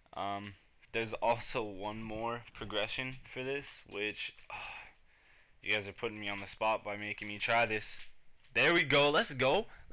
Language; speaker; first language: English; native; English